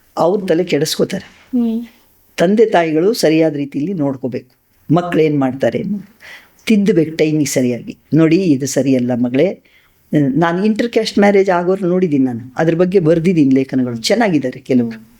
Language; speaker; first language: Kannada; non-native, local second language; Lambadi